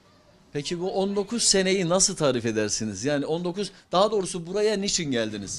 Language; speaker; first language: Turkish; native; Turkish